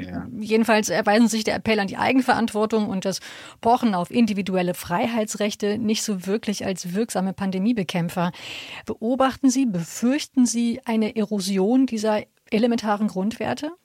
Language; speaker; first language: German; native; German